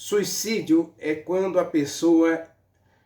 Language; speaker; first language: Portuguese; native; Portuguese